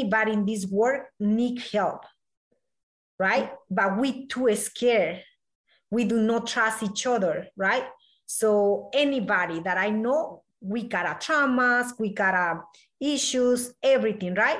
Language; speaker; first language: English; non-native, learner; Spanish